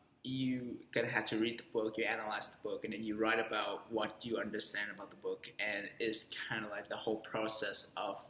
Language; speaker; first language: English; non-native, fluent; Vietnamese